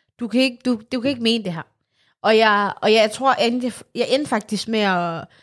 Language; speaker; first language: Danish; early bilingual, other home language; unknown